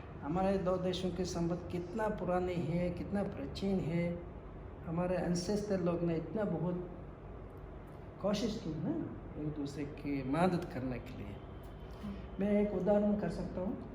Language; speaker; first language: Hindi; non-native, fluent; Mongolian